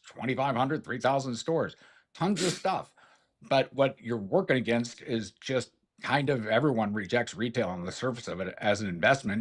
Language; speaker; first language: English; native; English